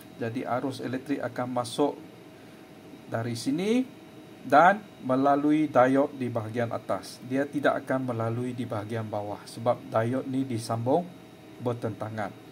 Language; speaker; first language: Malay; non-native, local second language; Chinese